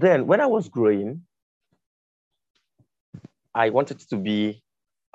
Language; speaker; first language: English; non-native, local second language; Igbo